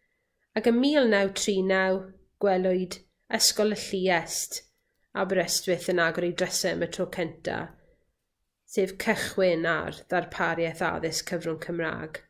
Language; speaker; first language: Welsh; native; Welsh